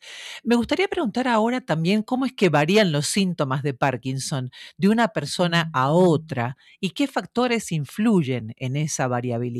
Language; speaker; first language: Spanish; native; Spanish